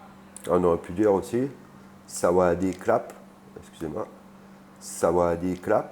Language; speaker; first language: French; native; French